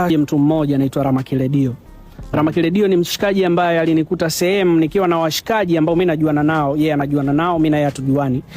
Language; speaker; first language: Swahili; native; Swahili